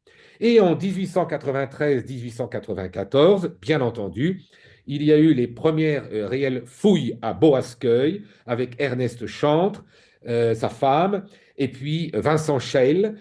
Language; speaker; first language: French; native; French